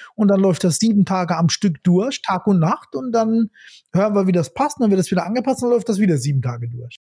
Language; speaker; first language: German; native; German